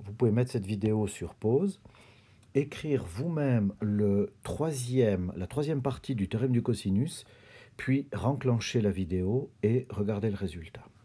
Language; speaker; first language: French; native; French